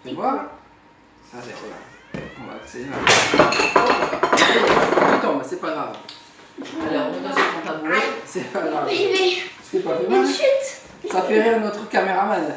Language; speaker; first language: French; native; French